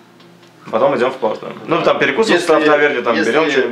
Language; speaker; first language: Russian; native; Russian